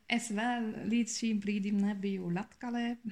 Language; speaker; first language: Latvian; non-native, learner; German